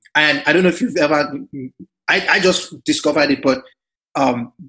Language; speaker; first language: English; non-native, local second language; Yoruba